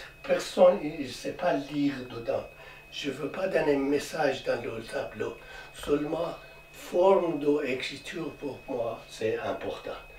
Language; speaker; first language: French; non-native, learner; Persian